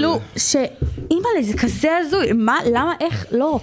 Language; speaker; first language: Hebrew; native; Hebrew